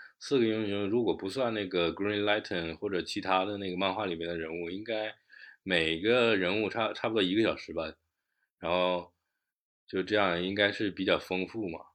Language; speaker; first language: Chinese; native; Chinese